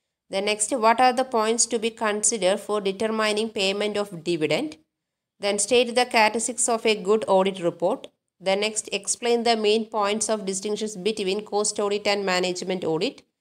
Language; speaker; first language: English; non-native, local second language; Malayalam